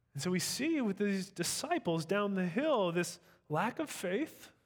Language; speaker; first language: English; native; English